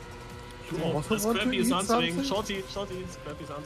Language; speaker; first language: English; non-native, learner; German